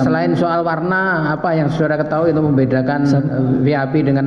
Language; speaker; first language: Indonesian; native; Indonesian